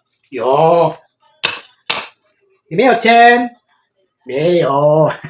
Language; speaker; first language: Chinese; non-native, learner; Filipino